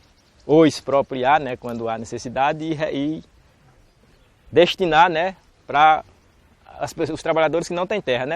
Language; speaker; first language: Portuguese; native; Portuguese